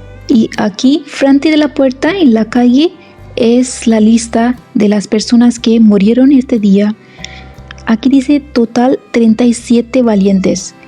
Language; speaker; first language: Spanish; non-native, fluent; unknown